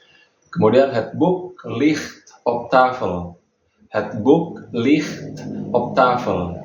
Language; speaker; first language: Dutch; non-native, fluent; Indonesian